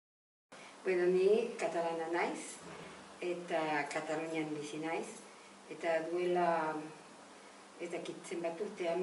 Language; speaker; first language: Basque; non-native, learner; Catalan